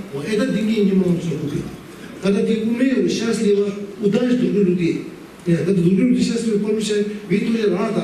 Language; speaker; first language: Russian; non-native, learner; Tibetan